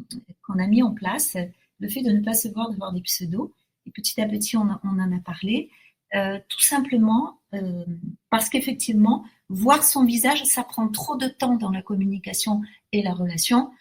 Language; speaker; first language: French; native; French